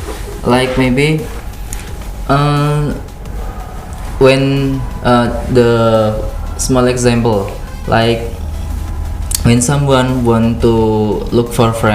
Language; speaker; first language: English; non-native, learner; Indonesian